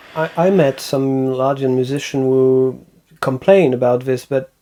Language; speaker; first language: English; non-native, fluent; French